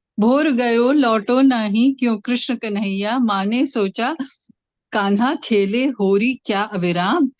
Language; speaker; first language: Hindi; non-native, local second language; Tamil